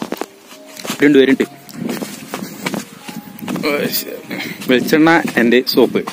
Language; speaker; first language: Malayalam; native; Malayalam